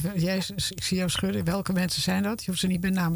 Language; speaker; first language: Dutch; native; Dutch